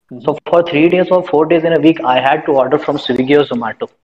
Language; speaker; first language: English; non-native, local second language; Hindi